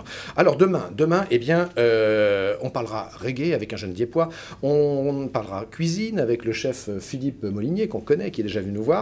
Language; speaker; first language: French; native; French